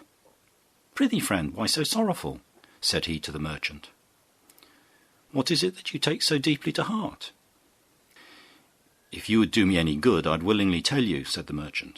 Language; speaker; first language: English; native; English